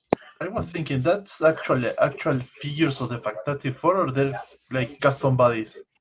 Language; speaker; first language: English; non-native, fluent; Spanish